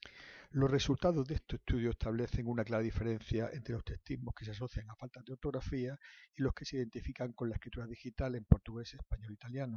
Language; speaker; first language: Spanish; native; Spanish